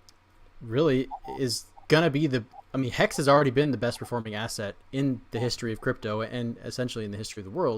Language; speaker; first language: English; native; English